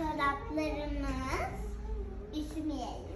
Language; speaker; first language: Turkish; early bilingual, heritage; Turkish